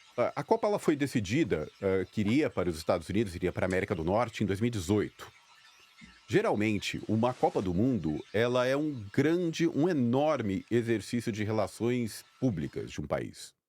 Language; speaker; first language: Portuguese; native; Portuguese